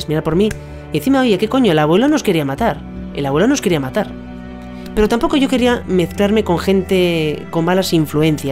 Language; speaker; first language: Spanish; native; Spanish